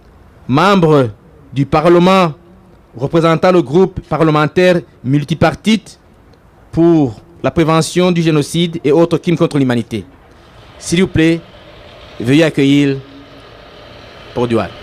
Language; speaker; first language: French; non-native, local second language; Kinyarwanda